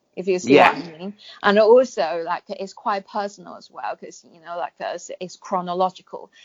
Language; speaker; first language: English; non-native, fluent; Chinese